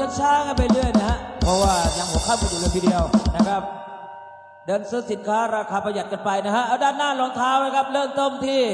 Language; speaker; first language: Thai; native; Thai